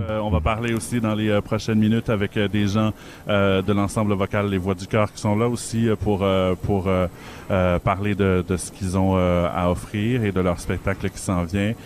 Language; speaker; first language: French; native; French